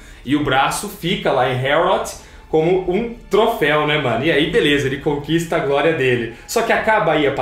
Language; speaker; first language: Portuguese; native; Portuguese